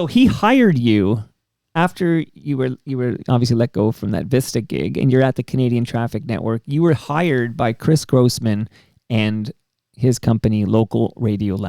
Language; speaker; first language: English; native; English